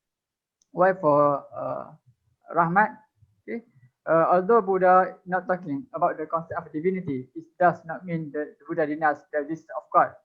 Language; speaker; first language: English; non-native, fluent; Malay